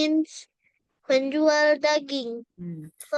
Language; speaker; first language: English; non-native, learner; Indonesian